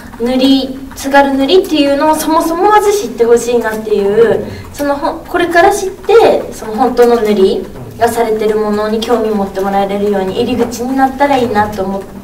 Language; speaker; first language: Japanese; native; Japanese